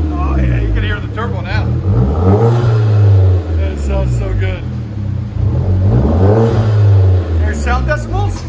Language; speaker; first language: English; early bilingual, heritage; Spanish